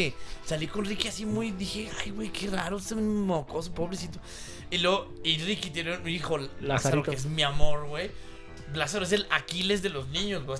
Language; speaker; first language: Spanish; native; Spanish